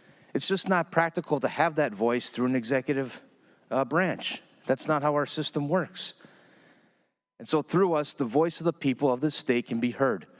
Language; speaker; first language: English; native; English